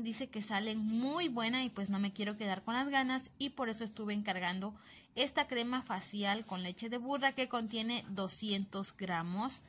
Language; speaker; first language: Spanish; native; Spanish